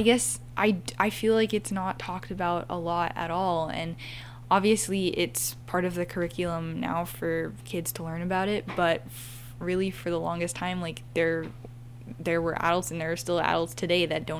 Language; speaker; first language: English; native; English